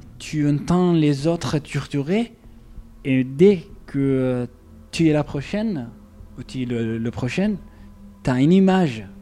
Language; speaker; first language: French; non-native, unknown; Arabic